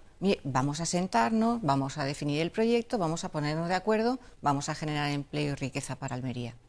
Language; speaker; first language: Spanish; native; Spanish